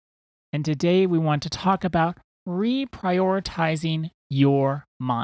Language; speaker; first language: English; native; English